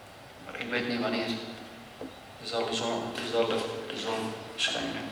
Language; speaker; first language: Dutch; non-native, learner; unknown